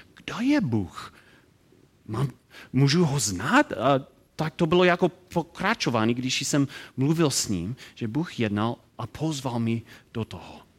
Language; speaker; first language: Czech; non-native, learner; English